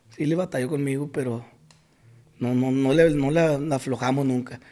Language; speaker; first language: Spanish; native; Spanish